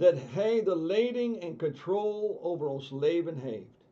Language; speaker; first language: Dutch; non-native, fluent; English